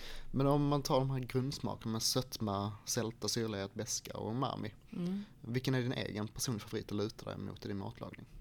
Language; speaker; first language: Swedish; native; Swedish